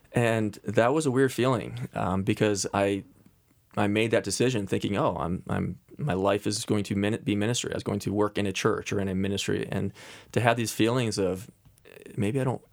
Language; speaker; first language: English; native; English